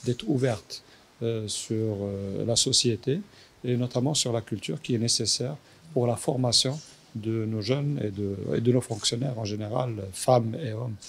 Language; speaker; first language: French; non-native, local second language; Arabic